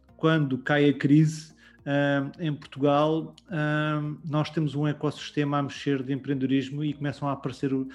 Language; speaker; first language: Portuguese; native; Portuguese